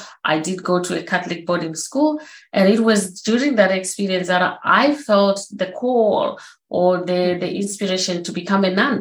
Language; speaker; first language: English; non-native, local second language; Shona